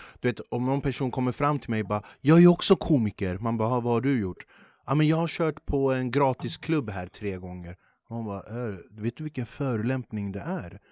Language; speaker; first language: Swedish; early bilingual, other home language; Kurdish